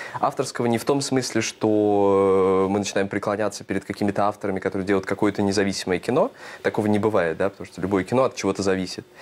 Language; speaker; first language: Russian; native; Russian